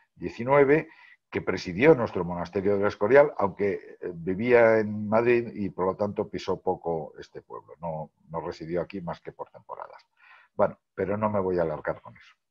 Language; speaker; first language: Spanish; native; Spanish